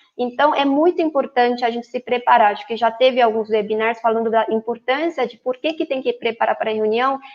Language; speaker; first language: Portuguese; non-native, fluent; Korean